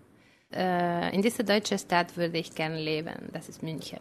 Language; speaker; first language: German; non-native, fluent; Spanish